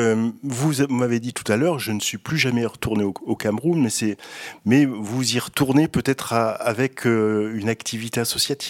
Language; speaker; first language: French; native; French